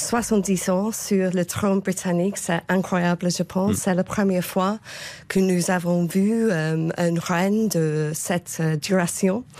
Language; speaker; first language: French; non-native, fluent; English